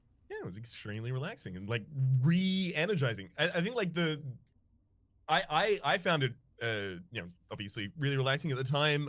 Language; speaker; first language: English; native; English